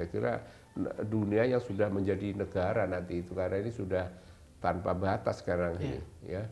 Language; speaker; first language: Indonesian; native; Indonesian